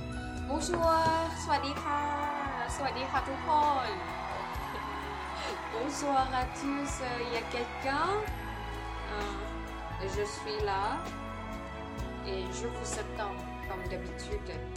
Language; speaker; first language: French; non-native, fluent; Thai